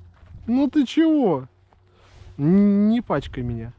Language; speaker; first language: Russian; native; Russian